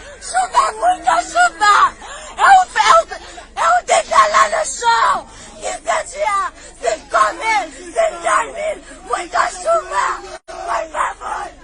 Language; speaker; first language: Portuguese; non-native, learner; Haitian Creole